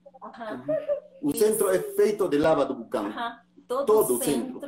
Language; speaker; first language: Portuguese; non-native, learner; Spanish